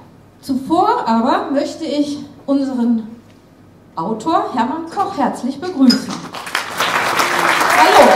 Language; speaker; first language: German; native; German